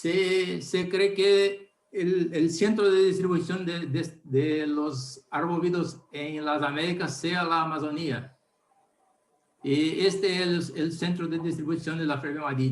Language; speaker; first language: Spanish; non-native, learner; Portuguese